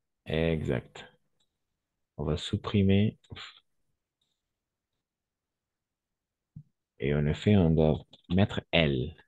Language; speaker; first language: French; non-native, fluent; Spanish